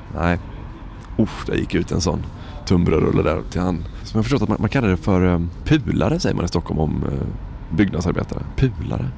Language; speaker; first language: Swedish; native; Swedish